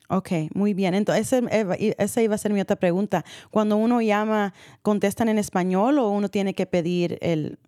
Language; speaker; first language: Spanish; early bilingual, heritage; Spanish